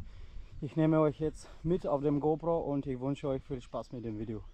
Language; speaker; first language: German; non-native, fluent; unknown